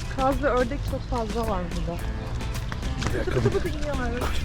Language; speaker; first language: Turkish; native; Turkish